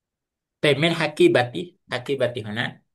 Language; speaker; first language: Arabic; non-native, fluent; Indonesian